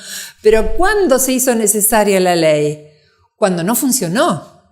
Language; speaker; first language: Spanish; native; Spanish